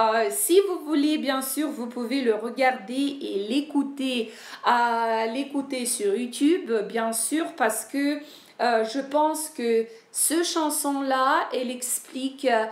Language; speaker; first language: French; non-native, fluent; Ukrainian